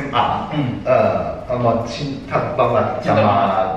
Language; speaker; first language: Indonesian; non-native, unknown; Japanese